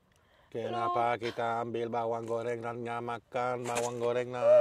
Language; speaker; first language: Indonesian; non-native, learner; French